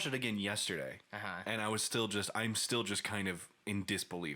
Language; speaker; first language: English; native; English